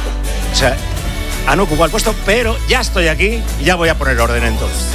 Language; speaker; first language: Spanish; native; Spanish